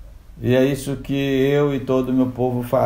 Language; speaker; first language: Portuguese; non-native, local second language; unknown